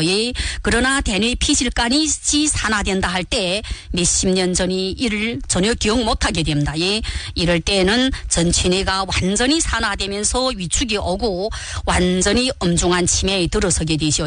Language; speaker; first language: Korean; native; Korean